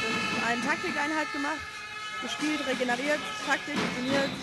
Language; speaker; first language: German; native; German